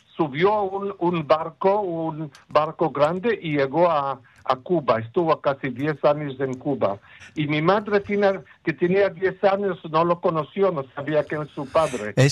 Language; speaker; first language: Spanish; non-native, fluent; Ladino